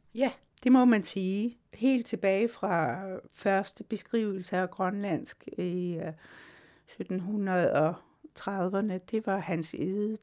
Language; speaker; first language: Danish; non-native, local second language; Kalaallisut